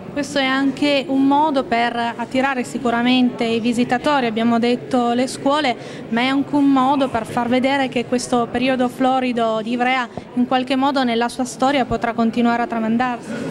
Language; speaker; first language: Italian; native; Italian